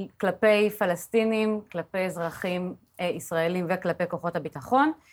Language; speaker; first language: Hebrew; native; Hebrew